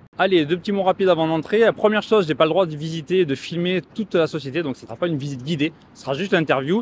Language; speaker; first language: French; native; French